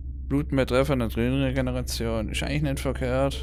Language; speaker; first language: German; native; German